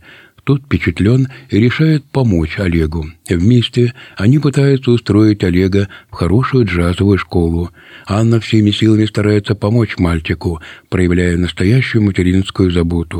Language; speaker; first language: Russian; native; Russian